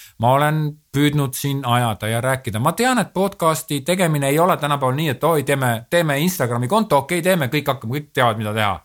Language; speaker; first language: Estonian; native; Estonian